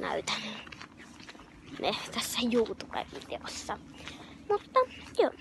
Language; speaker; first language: Finnish; native; Finnish